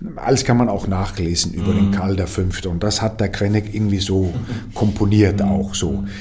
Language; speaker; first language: German; non-native, fluent; Danish